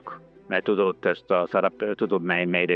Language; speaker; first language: Hungarian; non-native, learner; Italian